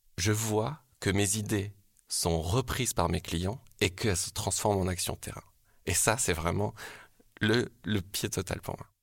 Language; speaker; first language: French; early bilingual, other home language; Korean